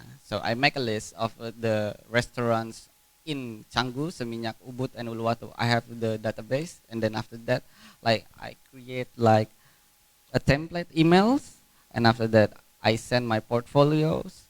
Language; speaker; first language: English; non-native, fluent; Indonesian